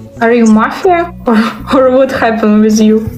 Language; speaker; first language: English; non-native, learner; Russian